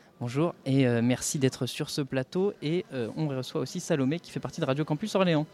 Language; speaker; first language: French; native; French